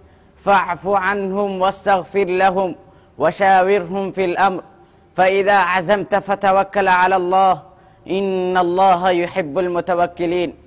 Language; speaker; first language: Arabic; non-native, learner; Urdu